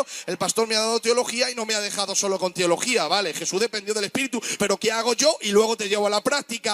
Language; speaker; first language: Spanish; native; Spanish